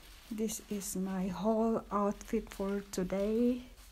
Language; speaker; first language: English; non-native, local second language; Filipino